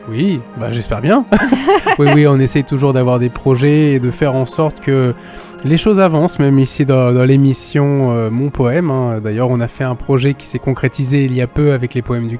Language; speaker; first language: French; native; French